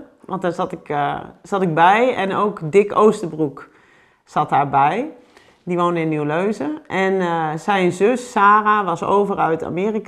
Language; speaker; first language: Dutch; native; Dutch